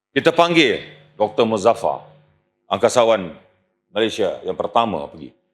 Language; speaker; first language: Malay; native; Malay